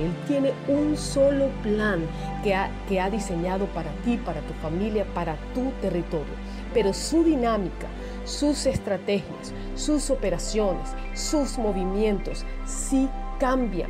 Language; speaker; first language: Spanish; native; Spanish